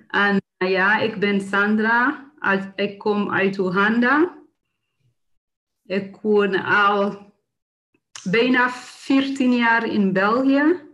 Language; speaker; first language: Dutch; non-native, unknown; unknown